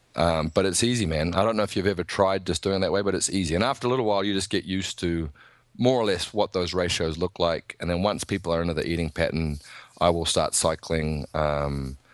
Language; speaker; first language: English; native; English